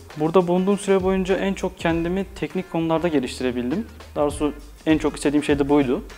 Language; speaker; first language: Turkish; early bilingual, other home language; Uzbek